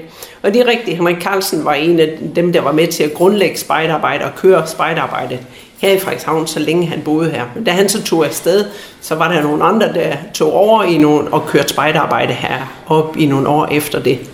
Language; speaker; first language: Danish; native; Danish